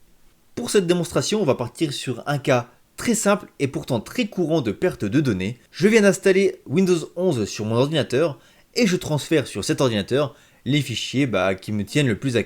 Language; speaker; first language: French; native; French